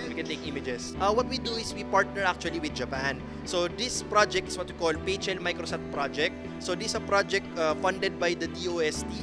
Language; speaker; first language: English; non-native, local second language; Filipino